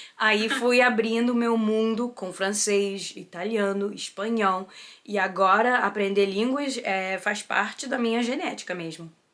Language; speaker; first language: Portuguese; early bilingual, heritage; Portuguese